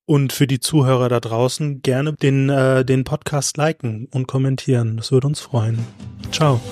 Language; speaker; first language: German; native; German